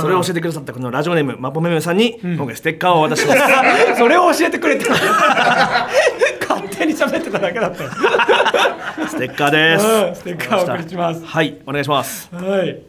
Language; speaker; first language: Japanese; native; Japanese